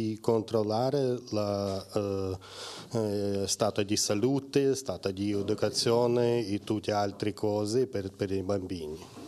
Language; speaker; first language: Italian; non-native, learner; Ukrainian